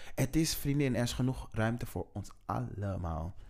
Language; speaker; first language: Dutch; native; Dutch